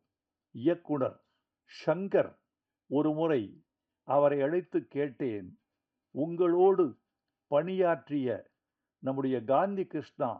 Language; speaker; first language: Tamil; native; Tamil